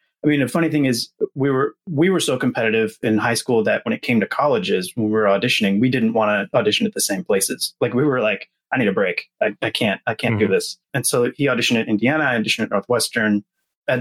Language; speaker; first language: English; native; English